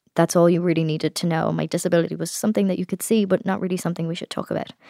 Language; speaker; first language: English; native; English